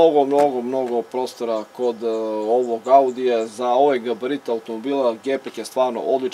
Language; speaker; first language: Serbian; native; Serbian